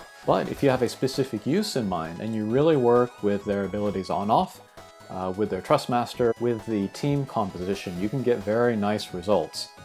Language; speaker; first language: English; native; English